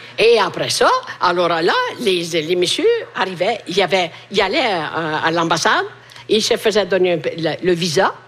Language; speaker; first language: French; non-native, fluent; Italian